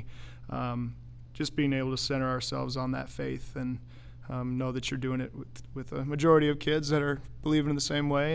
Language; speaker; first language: English; native; English